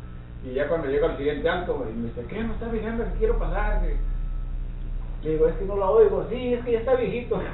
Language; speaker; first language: Spanish; native; Spanish